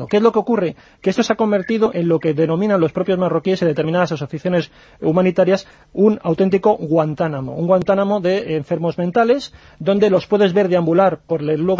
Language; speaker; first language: Spanish; native; Spanish